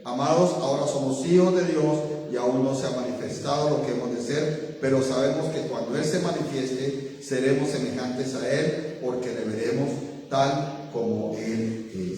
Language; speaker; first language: Spanish; native; Spanish